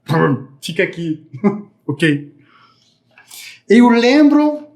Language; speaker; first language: Portuguese; non-native, fluent; French